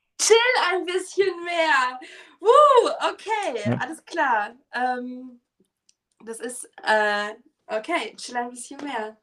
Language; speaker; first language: German; native; German